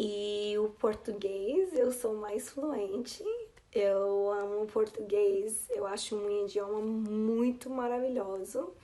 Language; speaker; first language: Portuguese; non-native, fluent; English